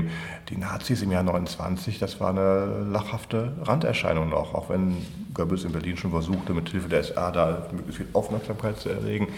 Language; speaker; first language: German; native; German